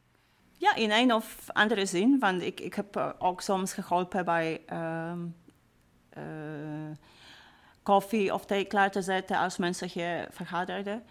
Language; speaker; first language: Dutch; non-native, fluent; Polish